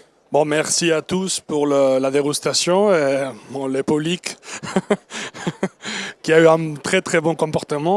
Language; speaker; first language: French; non-native, learner; Spanish